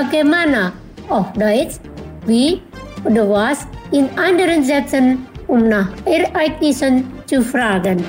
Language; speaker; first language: German; non-native, fluent; Indonesian